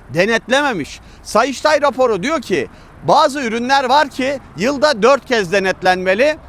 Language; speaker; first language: Turkish; native; Turkish